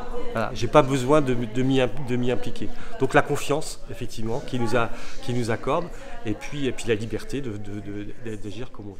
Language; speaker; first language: French; native; French